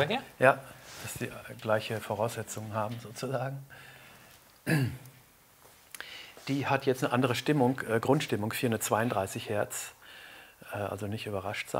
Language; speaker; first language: German; native; German